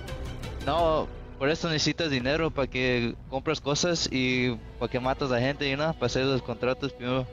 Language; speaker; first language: Spanish; early bilingual, heritage; English